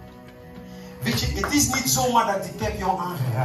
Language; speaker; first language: Dutch; non-native, fluent; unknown